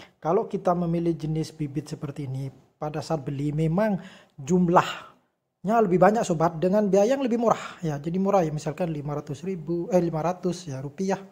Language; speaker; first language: Indonesian; non-native, local second language; Javanese